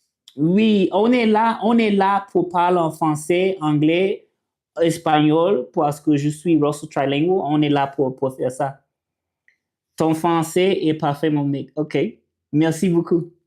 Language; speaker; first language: French; non-native, learner; English